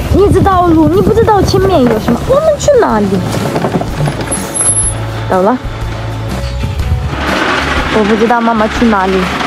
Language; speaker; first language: Chinese; non-native, learner; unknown